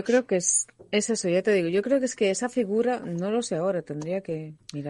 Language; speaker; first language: Spanish; native; Spanish